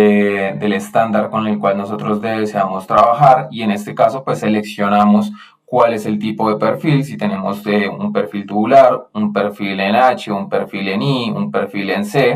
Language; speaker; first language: Spanish; native; Spanish